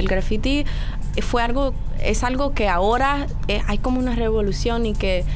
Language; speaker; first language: Spanish; early bilingual, heritage; Spanish